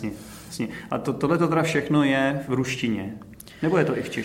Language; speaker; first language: Czech; native; Czech